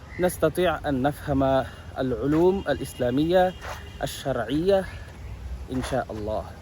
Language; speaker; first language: Arabic; non-native, fluent; Bangla